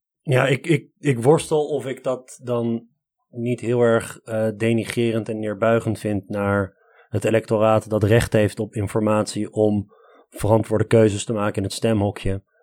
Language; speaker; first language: Dutch; early bilingual, other home language; Armenian